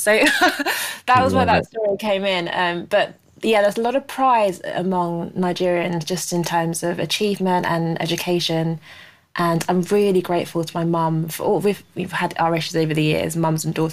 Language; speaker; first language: English; native; English